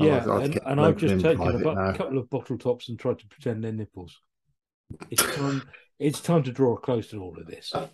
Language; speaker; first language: English; native; English